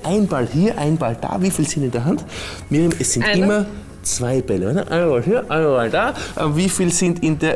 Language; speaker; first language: German; native; German